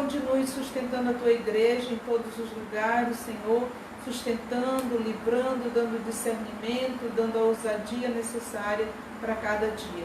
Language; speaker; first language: Portuguese; native; Portuguese